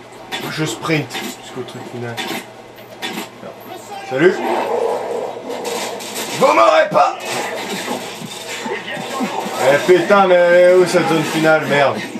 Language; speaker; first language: French; native; French